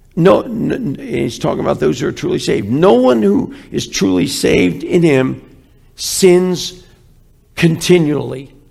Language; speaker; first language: English; native; English